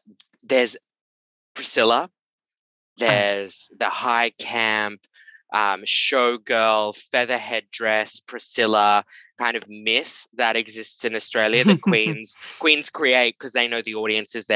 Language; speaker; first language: English; native; English